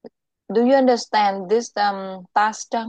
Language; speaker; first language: English; non-native, local second language; Vietnamese